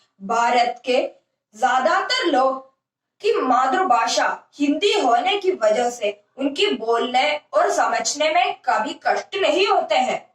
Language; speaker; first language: Hindi; non-native, local second language; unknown